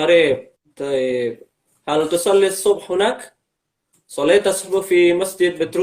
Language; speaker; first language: Arabic; non-native, fluent; Indonesian